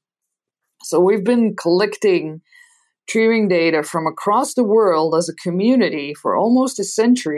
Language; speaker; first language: English; non-native, fluent; Dutch